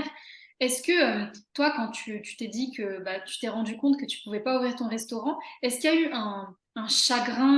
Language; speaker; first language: French; native; French